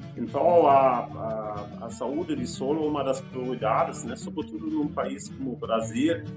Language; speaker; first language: Portuguese; non-native, fluent; German